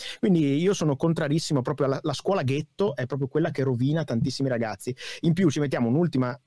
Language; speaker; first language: Italian; native; Italian